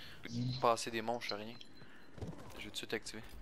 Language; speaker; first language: French; native; French